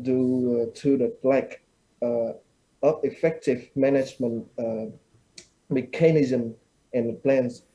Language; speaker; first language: English; non-native, learner; Vietnamese